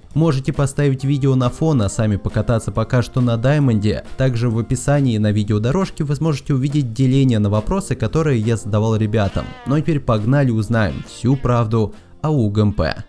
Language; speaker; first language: Russian; native; Russian